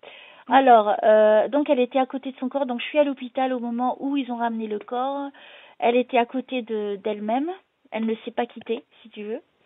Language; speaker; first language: French; native; French